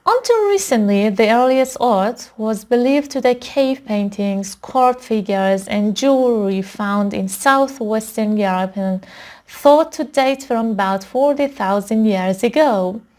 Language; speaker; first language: English; non-native, fluent; Persian